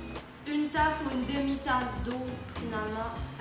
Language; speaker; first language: French; native; French